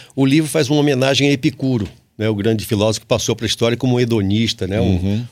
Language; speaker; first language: Portuguese; native; Portuguese